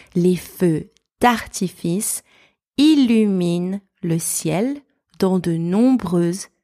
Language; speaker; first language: French; native; French